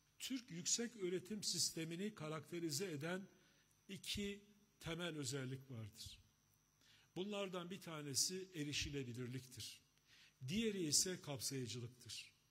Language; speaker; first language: Turkish; native; Turkish